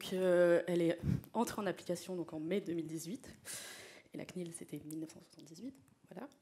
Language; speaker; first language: French; native; French